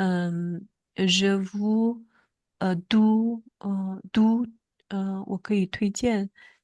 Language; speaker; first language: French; non-native, learner; Chinese